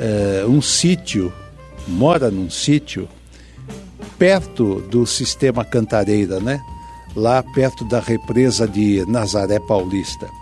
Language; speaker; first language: Portuguese; native; Portuguese